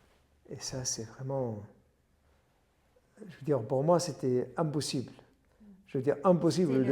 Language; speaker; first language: French; non-native, fluent; Arabic